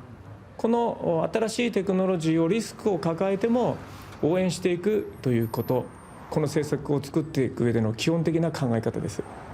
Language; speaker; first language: Japanese; native; Japanese